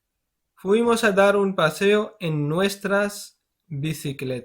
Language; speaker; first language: Spanish; non-native, fluent; Urdu